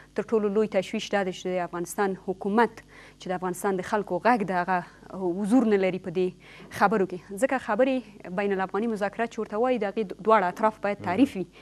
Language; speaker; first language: Pashto; non-native, local second language; Persian